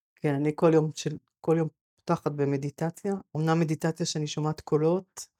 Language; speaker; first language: Hebrew; native; Hebrew